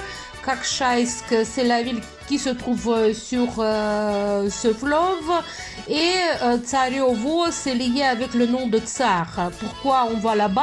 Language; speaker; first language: French; non-native, fluent; Russian